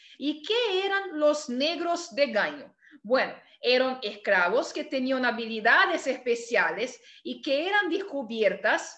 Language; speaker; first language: Spanish; non-native, fluent; Portuguese